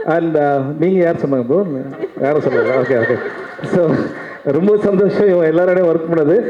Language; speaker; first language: Tamil; native; Tamil